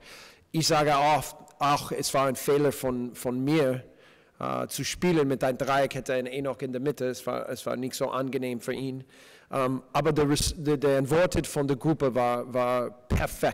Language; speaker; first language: German; non-native, fluent; English